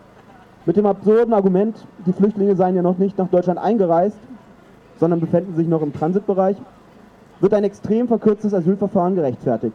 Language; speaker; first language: German; native; German